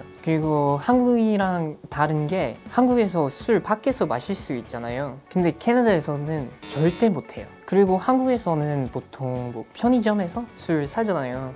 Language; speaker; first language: Korean; non-native, fluent; English